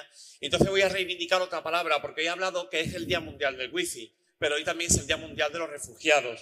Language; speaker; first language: Spanish; native; Spanish